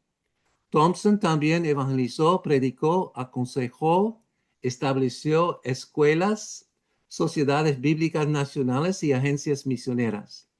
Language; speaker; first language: Spanish; non-native, fluent; English